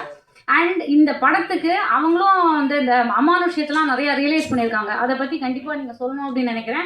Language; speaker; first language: Tamil; native; Tamil